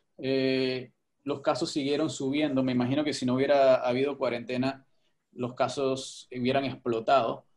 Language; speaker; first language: Spanish; native; Spanish